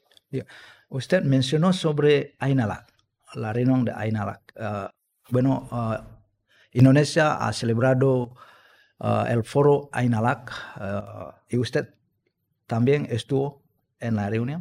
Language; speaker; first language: Spanish; non-native, fluent; Indonesian